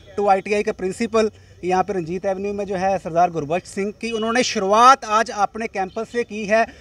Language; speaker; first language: Hindi; native; Hindi